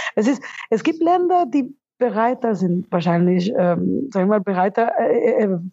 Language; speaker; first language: German; non-native, fluent; Spanish